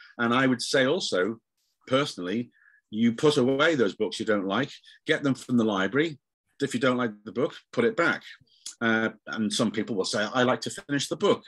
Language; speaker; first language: English; native; English